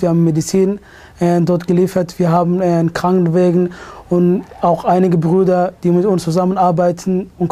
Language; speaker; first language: German; early bilingual, other home language; Somali